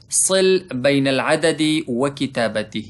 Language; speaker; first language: Arabic; non-native, fluent; Pashto